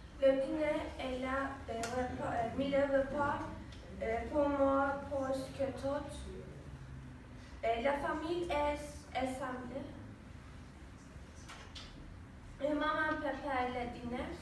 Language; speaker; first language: French; non-native, learner; Turkish